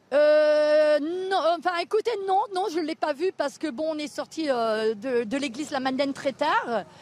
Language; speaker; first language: French; native; French